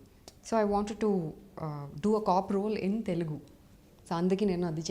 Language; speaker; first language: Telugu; non-native, fluent; Tamil